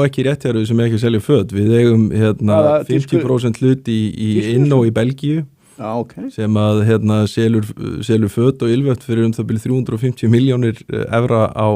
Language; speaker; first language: Icelandic; native; Icelandic